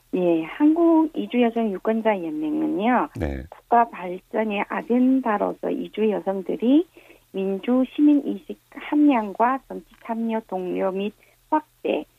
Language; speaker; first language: Korean; early bilingual, heritage; Korean